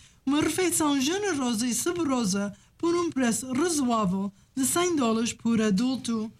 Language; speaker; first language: Portuguese; native; Portuguese